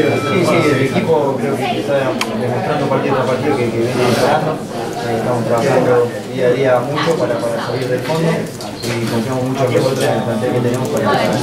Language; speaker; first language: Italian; non-native, learner; Spanish